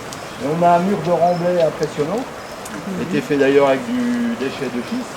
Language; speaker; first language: French; native; French